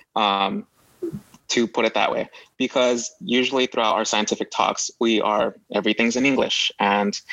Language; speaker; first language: English; native; English